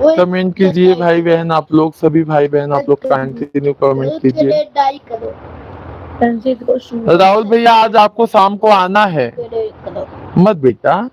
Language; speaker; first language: Hindi; non-native, local second language; Bhojpuri